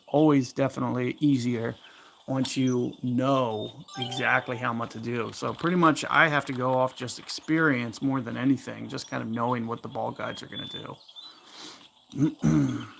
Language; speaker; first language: English; native; English